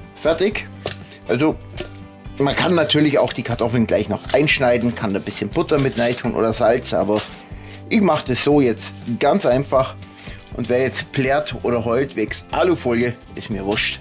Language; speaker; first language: German; native; German